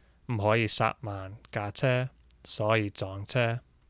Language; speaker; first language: Cantonese; non-native, learner; English